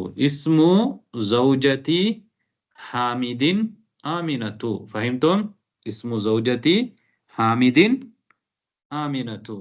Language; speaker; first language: Arabic; non-native, fluent; Tamil